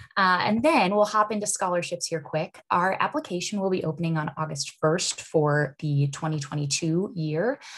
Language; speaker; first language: English; native; English